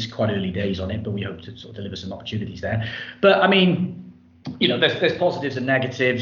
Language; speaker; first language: English; native; English